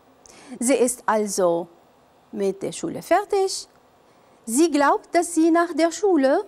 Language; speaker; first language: German; non-native, fluent; Arabic